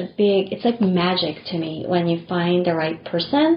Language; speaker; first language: English; non-native, local second language; Filipino